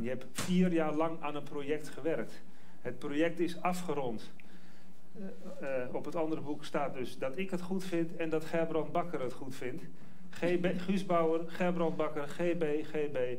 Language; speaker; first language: Dutch; native; Dutch